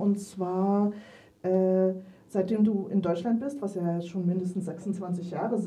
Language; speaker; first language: German; native; German